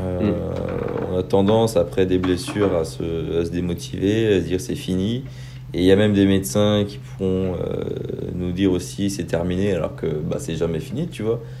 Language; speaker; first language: French; native; French